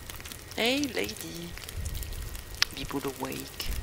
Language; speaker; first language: English; non-native, learner; French